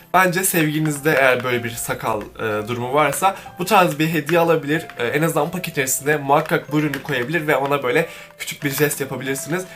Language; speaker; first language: Turkish; native; Turkish